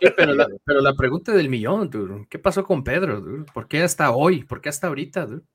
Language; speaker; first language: Spanish; early bilingual, heritage; Spanish